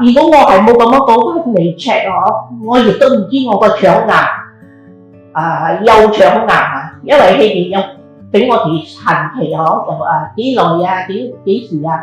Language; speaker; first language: Cantonese; native; Cantonese